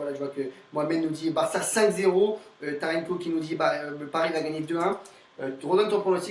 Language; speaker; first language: French; native; French